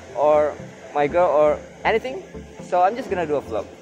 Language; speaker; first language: English; non-native, fluent; Indonesian